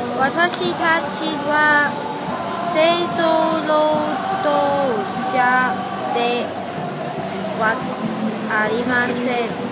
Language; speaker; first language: Japanese; non-native, learner; Cantonese